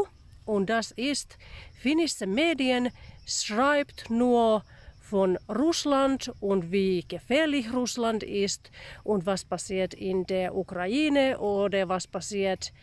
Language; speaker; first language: German; non-native, fluent; Finnish